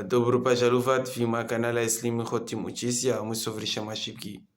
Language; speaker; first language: Russian; non-native, learner; Comorian